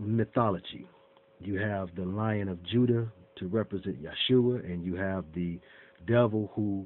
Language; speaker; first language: English; native; English